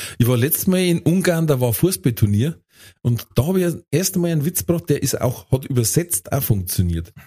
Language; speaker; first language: German; native; German